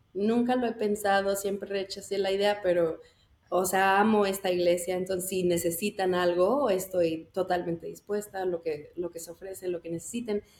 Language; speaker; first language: Spanish; early bilingual, heritage; Spanish